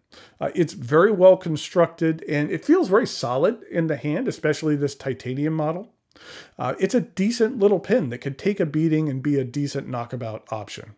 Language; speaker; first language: English; native; English